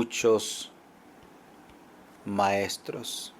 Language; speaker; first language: Spanish; non-native, fluent; English